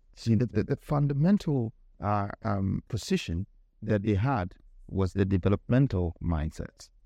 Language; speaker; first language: English; non-native, local second language; Akan